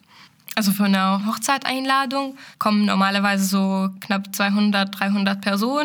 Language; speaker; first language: German; non-native, fluent; Arabic